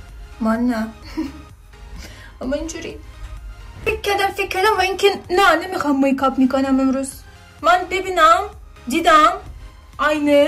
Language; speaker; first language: Persian; non-native, learner; Turkish